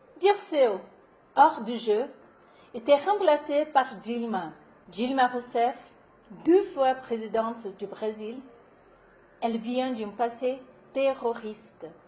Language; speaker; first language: French; non-native, fluent; Portuguese